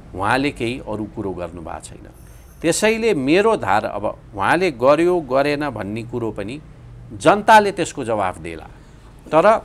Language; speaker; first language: Nepali; native; Nepali